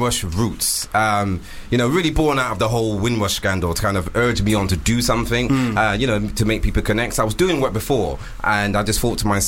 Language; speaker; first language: English; native; English